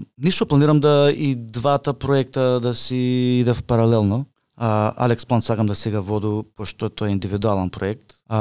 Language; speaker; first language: Macedonian; native; Macedonian